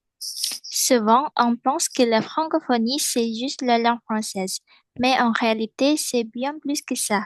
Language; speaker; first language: French; non-native, learner; Indonesian